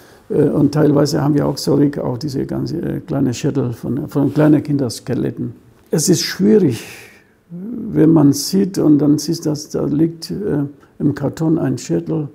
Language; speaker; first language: German; non-native, fluent; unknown